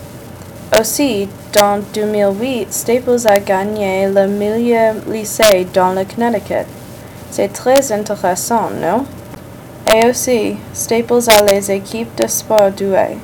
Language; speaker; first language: French; non-native, learner; English